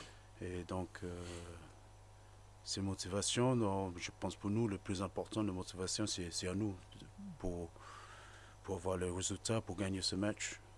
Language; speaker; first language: French; non-native, fluent; English